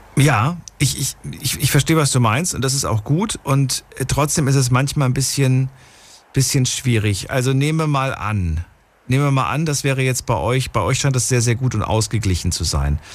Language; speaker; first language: German; non-native, fluent; Slovak